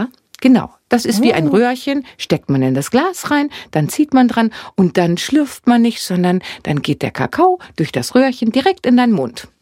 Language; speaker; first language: German; native; German